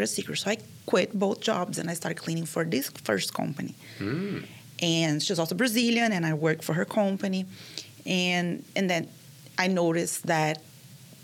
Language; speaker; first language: English; non-native, fluent; Portuguese